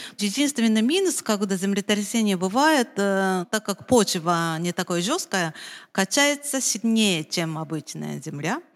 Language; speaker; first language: Russian; non-native, fluent; Japanese